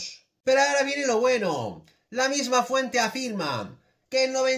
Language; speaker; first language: Spanish; native; Spanish